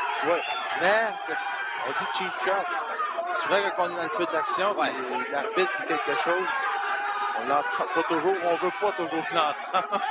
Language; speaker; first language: French; native; French